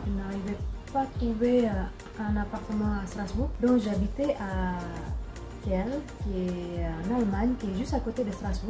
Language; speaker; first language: French; non-native, fluent; Indonesian